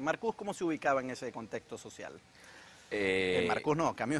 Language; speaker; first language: Spanish; native; Spanish